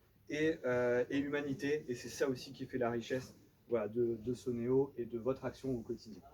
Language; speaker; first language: French; native; French